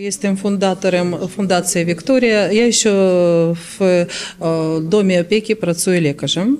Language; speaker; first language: Polish; non-native, learner; Ukrainian